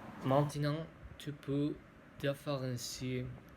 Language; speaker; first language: French; non-native, learner; Spanish